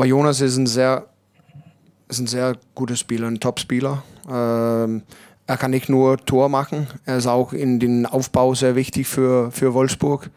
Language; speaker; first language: German; non-native, learner; Danish